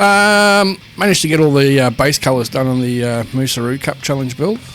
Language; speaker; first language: English; native; English